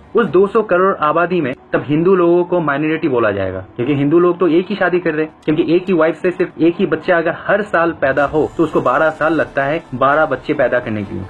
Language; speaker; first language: Hindi; non-native, fluent; Bangla